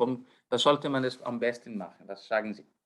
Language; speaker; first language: German; non-native, fluent; Portuguese